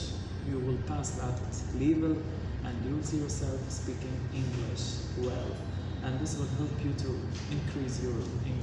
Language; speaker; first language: English; non-native, learner; Arabic